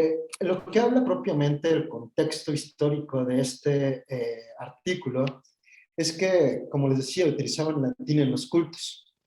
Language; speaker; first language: Spanish; native; Spanish